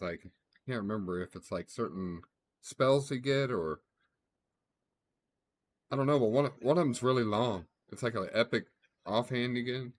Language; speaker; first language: English; native; English